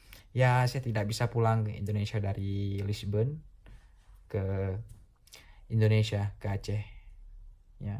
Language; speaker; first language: Indonesian; non-native, local second language; Achinese